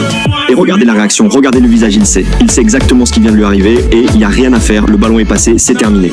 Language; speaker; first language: French; native; French